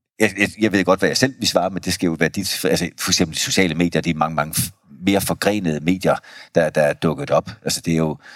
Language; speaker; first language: Danish; native; Danish